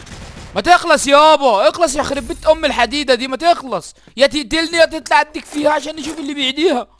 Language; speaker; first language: Arabic; native; Arabic